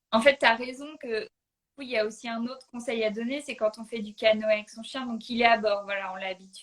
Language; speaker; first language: French; native; French